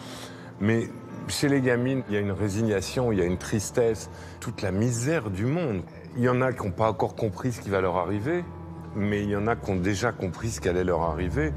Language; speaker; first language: French; native; French